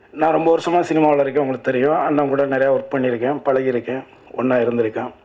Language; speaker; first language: Tamil; native; Tamil